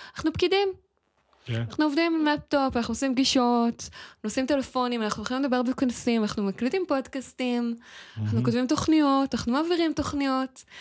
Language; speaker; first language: Hebrew; native; Hebrew